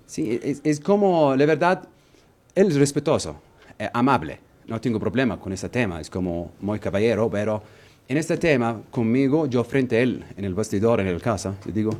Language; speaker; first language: Spanish; non-native, learner; Arabic